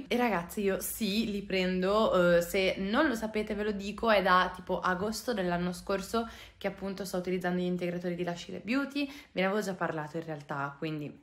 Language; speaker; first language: Italian; native; Italian